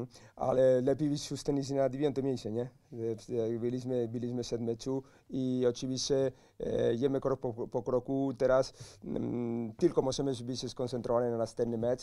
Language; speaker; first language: Polish; non-native, learner; Spanish